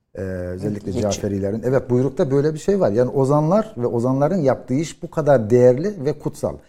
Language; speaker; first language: Turkish; native; Turkish